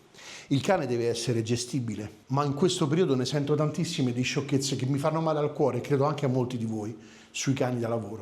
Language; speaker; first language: Italian; native; Italian